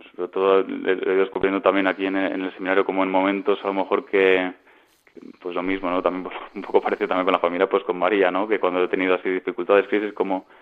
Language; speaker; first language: Spanish; native; Spanish